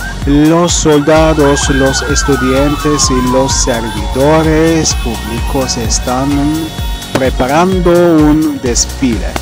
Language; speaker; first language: Spanish; non-native, learner; Turkish